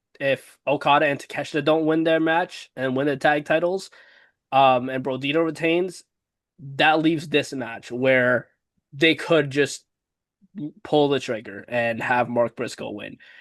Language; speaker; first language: English; native; English